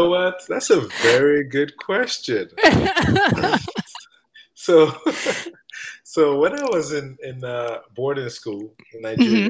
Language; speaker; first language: English; non-native, local second language; Igbo